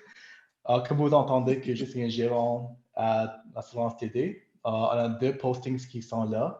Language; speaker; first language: French; non-native, local second language; English